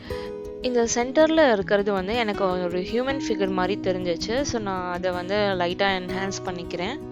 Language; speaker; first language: Tamil; native; Tamil